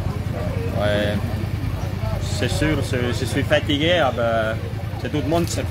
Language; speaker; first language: French; non-native, learner; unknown